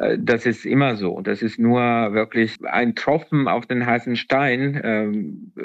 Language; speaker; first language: German; native; German